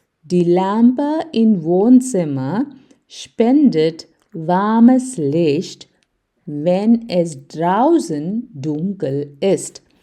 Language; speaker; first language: German; non-native, fluent; Malayalam